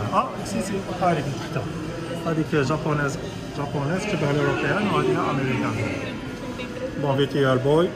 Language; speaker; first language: French; non-native, local second language; Arabic